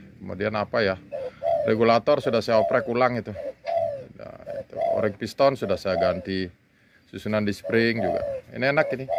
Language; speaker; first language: Indonesian; non-native, local second language; Balinese